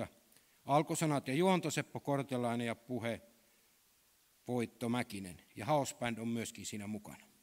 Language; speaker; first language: Finnish; native; Finnish